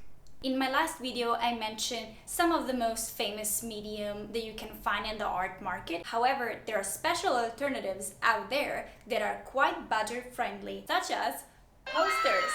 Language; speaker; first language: English; non-native, fluent; Italian